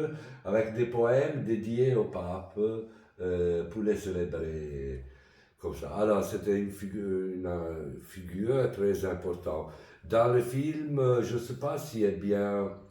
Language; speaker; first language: French; non-native, fluent; Italian